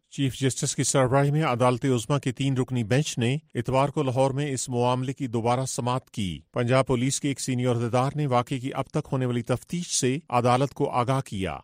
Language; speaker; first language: Urdu; native; Urdu